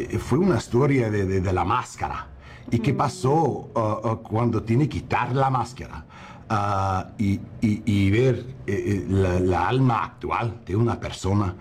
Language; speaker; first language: Spanish; non-native, fluent; English